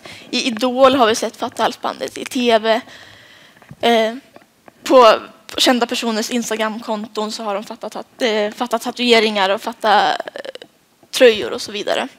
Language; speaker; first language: Swedish; native; Swedish